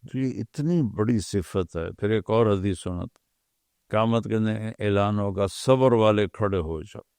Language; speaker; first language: Urdu; non-native, local second language; Punjabi